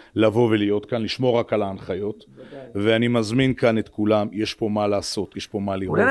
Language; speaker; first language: Hebrew; native; Hebrew